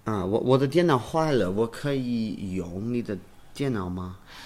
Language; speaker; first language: Chinese; non-native, learner; English